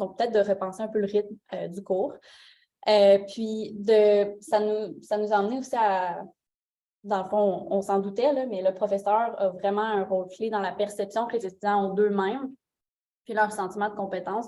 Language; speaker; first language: French; native; French